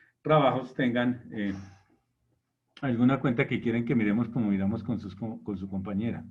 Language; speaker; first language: Spanish; native; Spanish